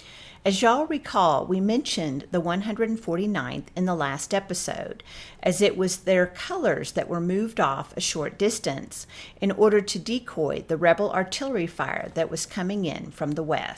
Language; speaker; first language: English; native; English